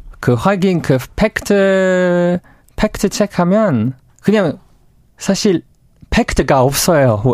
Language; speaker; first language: Korean; non-native, fluent; English